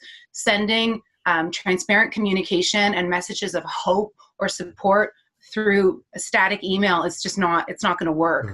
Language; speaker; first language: English; native; English